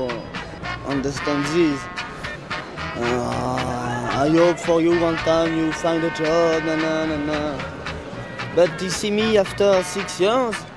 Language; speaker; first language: English; non-native, learner; French